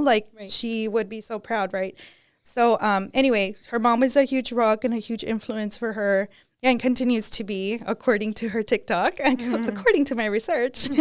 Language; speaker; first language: English; early bilingual, other home language; Spanish